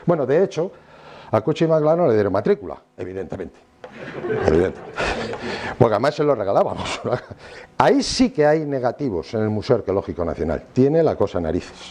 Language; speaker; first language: Spanish; native; Spanish